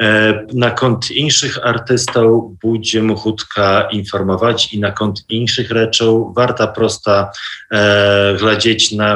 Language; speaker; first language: Belarusian; non-native, local second language; Polish